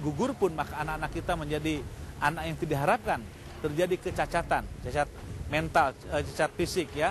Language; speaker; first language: Indonesian; native; Indonesian